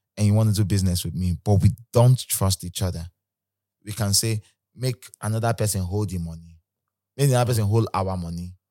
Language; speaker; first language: English; non-native, local second language; Igbo